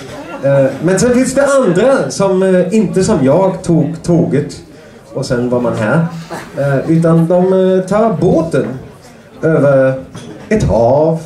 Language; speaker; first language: Swedish; non-native, fluent; German